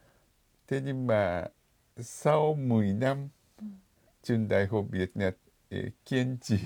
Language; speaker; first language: Vietnamese; non-native, fluent; Japanese